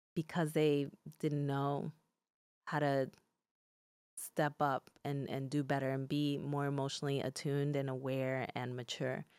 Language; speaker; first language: English; early bilingual, other home language; Spanish